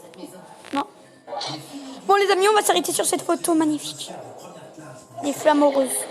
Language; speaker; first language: French; native; French